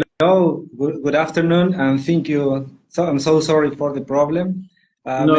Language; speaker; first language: English; non-native, fluent; Spanish